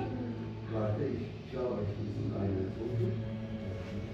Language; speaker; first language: German; non-native, learner; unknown